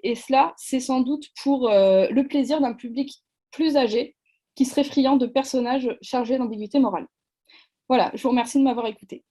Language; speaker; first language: French; native; French